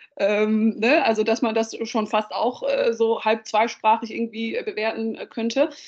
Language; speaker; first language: German; early bilingual, other home language; Dutch